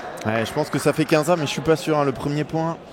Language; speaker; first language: French; native; French